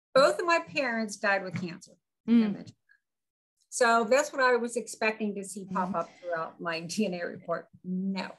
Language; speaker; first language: English; native; English